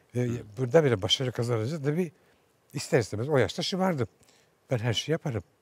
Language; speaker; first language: Turkish; native; Turkish